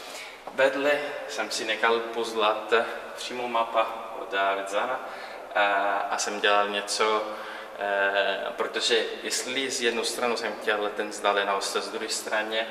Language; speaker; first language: Czech; non-native, learner; Italian